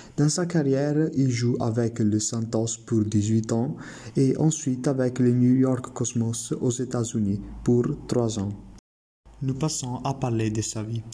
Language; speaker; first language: French; non-native, learner; Italian